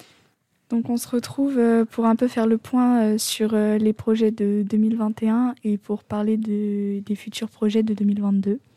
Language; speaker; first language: French; native; French